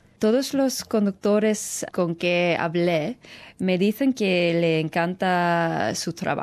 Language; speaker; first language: Spanish; non-native, fluent; English